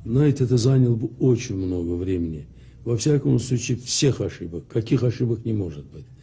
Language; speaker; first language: Russian; non-native, local second language; Azerbaijani